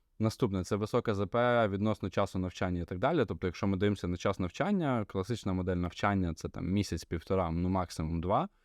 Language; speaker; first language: Ukrainian; non-native, local second language; Russian